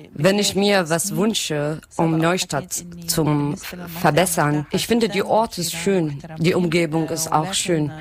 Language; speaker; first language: German; non-native, learner; Arabic